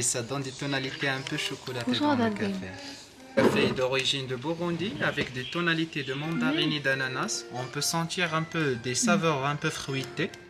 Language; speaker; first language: French; non-native, local second language; Arabic